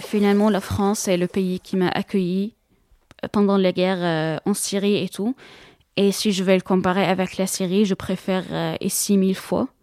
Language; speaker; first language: French; non-native, fluent; Arabic